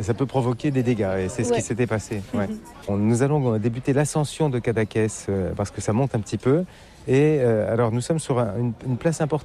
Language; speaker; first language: French; native; French